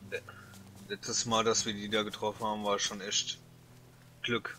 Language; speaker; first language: German; native; German